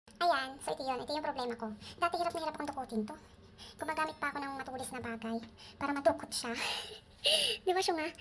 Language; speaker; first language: Filipino; native; Filipino